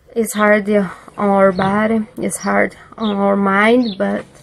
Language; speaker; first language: English; non-native, learner; Portuguese